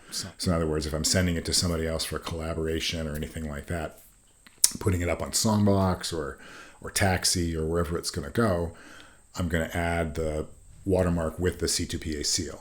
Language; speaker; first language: English; native; English